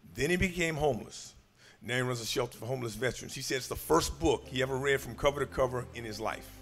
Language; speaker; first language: English; native; English